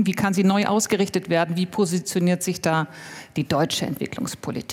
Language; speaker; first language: German; native; German